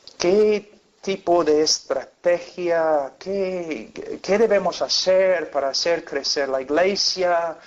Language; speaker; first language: Spanish; non-native, fluent; English